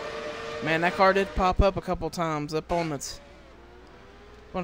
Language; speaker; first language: English; native; English